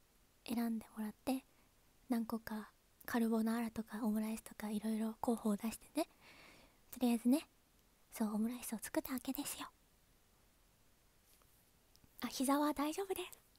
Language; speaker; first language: Japanese; native; Japanese